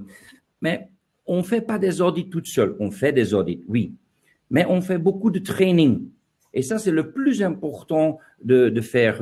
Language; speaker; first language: French; non-native, learner; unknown